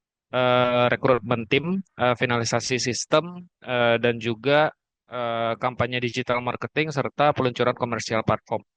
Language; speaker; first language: Indonesian; native; Indonesian